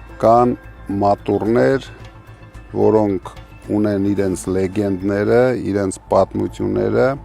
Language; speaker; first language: Armenian; native; Armenian